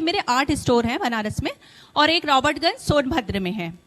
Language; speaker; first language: Hindi; native; Hindi